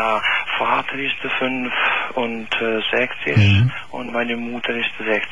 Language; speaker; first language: German; non-native, learner; Albanian